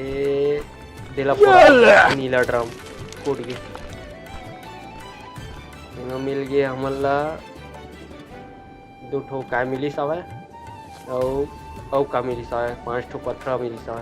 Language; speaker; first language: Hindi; non-native, local second language; Chhattisgarhi